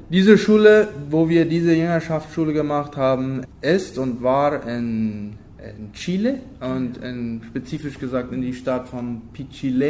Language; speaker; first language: German; non-native, local second language; Low German